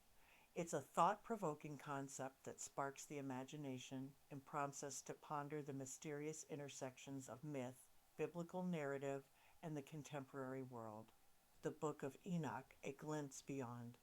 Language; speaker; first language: English; native; English